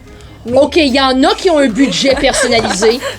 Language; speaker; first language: French; native; French